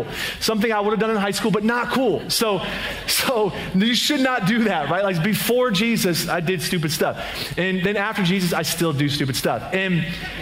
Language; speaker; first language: English; native; English